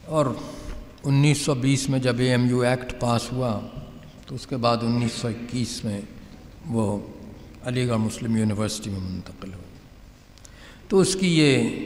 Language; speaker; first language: Urdu; native; Urdu